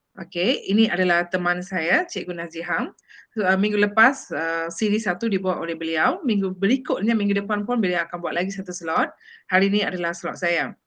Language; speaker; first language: Malay; non-native, local second language; Tamil